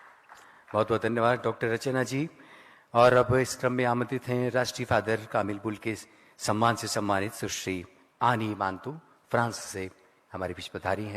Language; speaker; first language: Hindi; native; Hindi